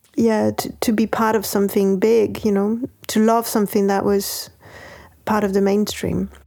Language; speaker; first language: English; non-native, fluent; French